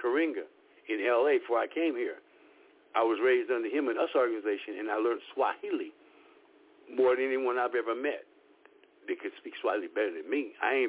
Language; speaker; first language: English; native; English